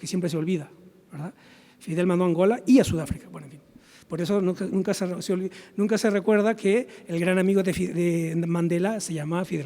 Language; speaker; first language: Spanish; native; Spanish